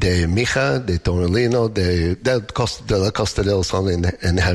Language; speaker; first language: Spanish; non-native, fluent; English